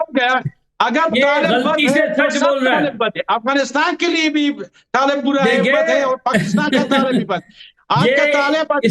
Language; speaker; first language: Hindi; non-native, fluent; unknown